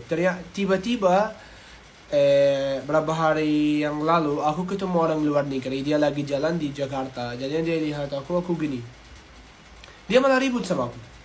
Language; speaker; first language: Indonesian; non-native, fluent; Arabic